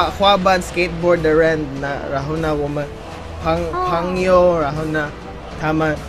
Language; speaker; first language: Chinese; non-native, learner; Filipino